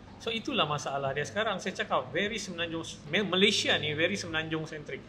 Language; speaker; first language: Malay; native; Malay